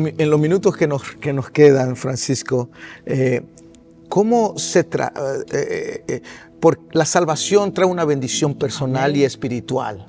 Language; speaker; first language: Spanish; early bilingual, heritage; Spanish